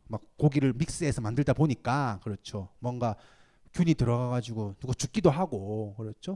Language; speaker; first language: Korean; native; Korean